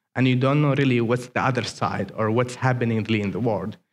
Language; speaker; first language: English; non-native, fluent; Arabic